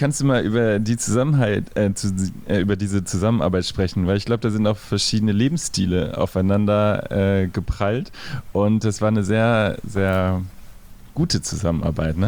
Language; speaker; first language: German; native; German